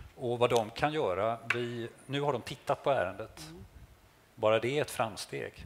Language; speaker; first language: Swedish; native; Swedish